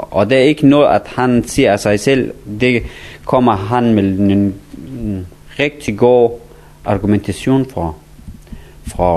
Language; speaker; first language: Danish; non-native, learner; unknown